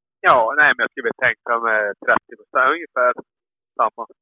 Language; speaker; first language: Swedish; native; Swedish